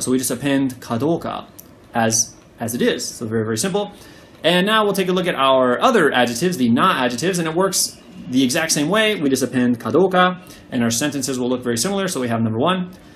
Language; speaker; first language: English; native; English